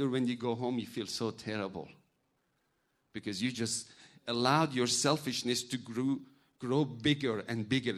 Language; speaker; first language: English; non-native, fluent; Persian